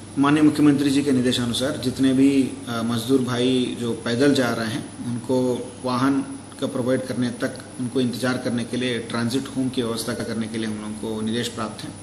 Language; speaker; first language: Hindi; native; Hindi